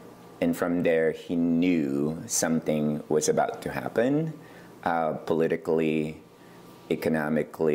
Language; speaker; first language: English; non-native, local second language; Iloko